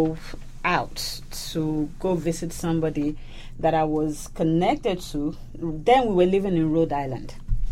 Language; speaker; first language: English; non-native, local second language; Yoruba